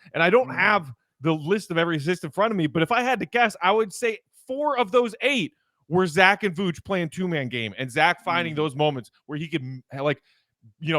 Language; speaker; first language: English; native; English